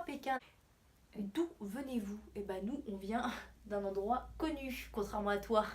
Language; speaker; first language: French; native; French